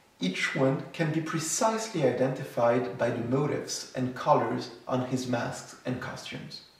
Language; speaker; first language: English; non-native, fluent; French